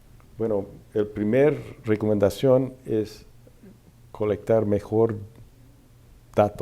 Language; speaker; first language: Spanish; non-native, fluent; English